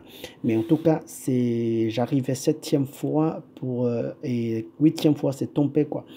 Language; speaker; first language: French; non-native, fluent; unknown